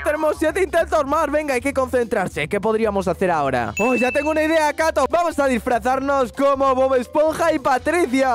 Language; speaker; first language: Spanish; native; Spanish